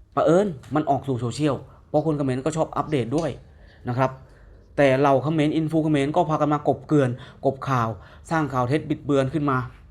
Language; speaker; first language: Thai; native; Thai